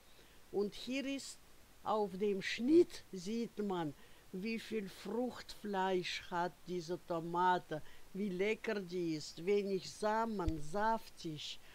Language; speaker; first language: German; non-native, fluent; Russian